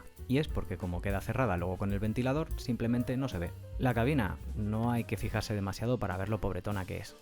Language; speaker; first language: Spanish; native; Spanish